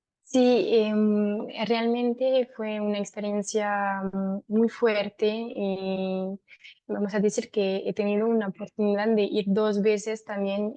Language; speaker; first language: Spanish; non-native, fluent; French